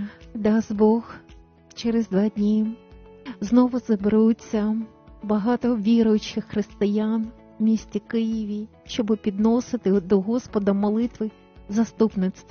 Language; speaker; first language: Ukrainian; native; Ukrainian